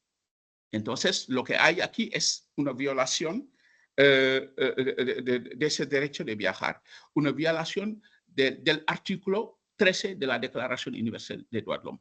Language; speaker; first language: Spanish; non-native, fluent; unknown